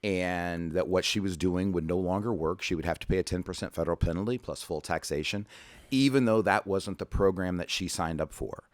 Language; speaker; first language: English; native; English